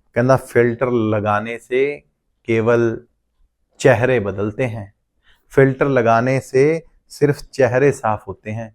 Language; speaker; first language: Hindi; non-native, local second language; Punjabi